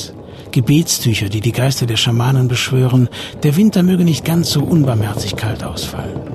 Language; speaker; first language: German; native; German